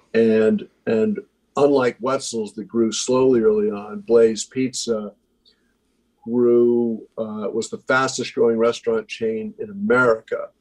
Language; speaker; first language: English; native; English